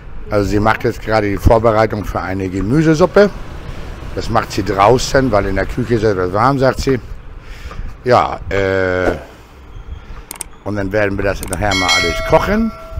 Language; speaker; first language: German; native; German